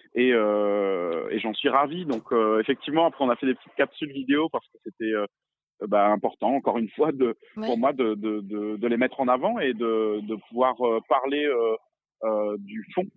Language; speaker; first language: French; native; French